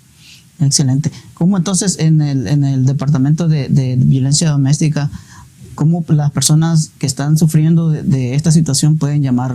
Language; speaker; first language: Spanish; native; Spanish